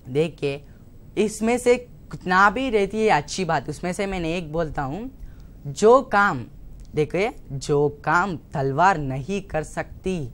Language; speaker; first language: Hindi; non-native, local second language; Telugu